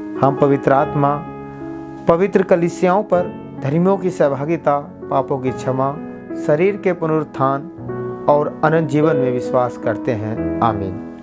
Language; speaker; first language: Hindi; native; Hindi